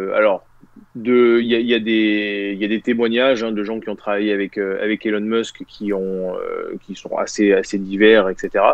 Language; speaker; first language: French; native; French